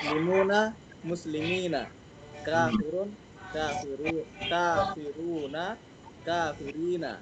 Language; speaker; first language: Arabic; non-native, learner; Indonesian